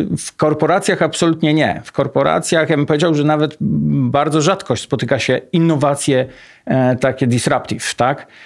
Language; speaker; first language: Polish; native; Polish